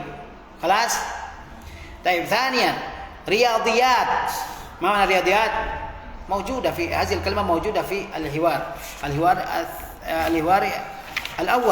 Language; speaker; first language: Arabic; non-native, fluent; Indonesian